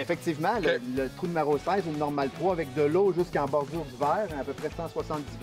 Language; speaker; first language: French; native; French